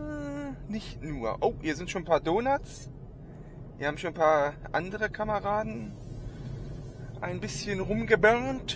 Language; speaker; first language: German; native; German